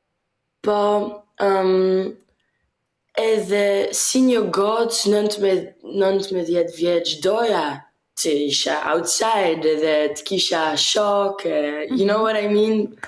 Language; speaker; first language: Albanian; early bilingual, heritage; Albanian